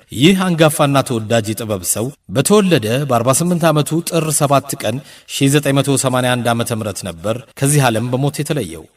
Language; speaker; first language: Amharic; native; Amharic